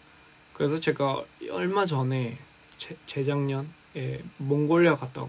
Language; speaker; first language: Korean; early bilingual, heritage; Korean